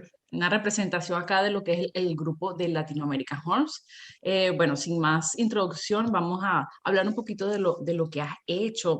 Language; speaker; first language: Spanish; native; Spanish